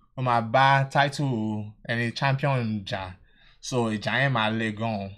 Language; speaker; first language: Yoruba; early bilingual, heritage; Yoruba